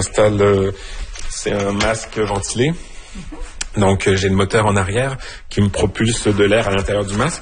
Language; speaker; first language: French; native; French